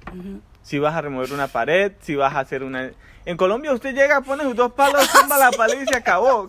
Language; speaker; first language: Spanish; native; Spanish